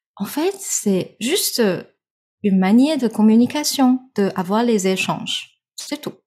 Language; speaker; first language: French; non-native, fluent; Chinese